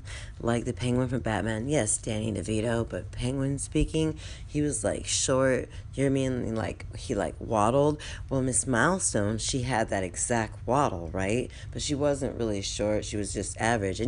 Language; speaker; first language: English; native; English